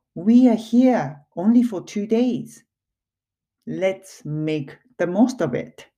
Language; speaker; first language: English; non-native, fluent; Japanese